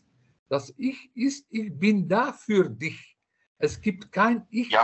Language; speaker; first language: German; non-native, fluent; Dutch